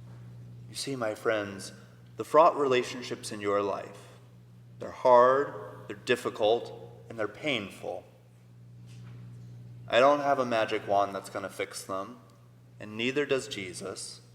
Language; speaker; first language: English; native; English